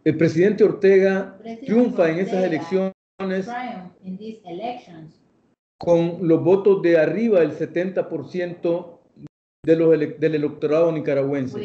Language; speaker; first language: Spanish; native; Spanish